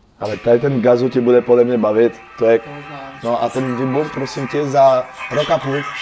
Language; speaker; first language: Czech; non-native, fluent; French